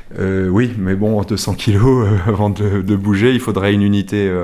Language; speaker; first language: French; native; French